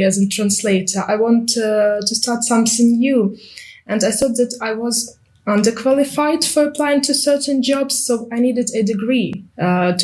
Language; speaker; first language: English; non-native, fluent; Ukrainian